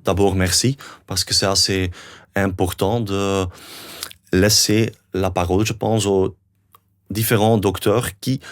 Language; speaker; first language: French; non-native, local second language; Dutch